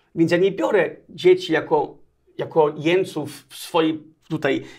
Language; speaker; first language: Polish; early bilingual, other home language; Danish